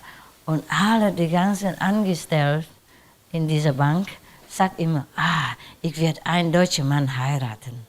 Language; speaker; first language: German; non-native, learner; Vietnamese